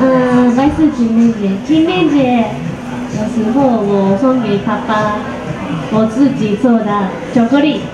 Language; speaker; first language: Chinese; non-native, learner; Japanese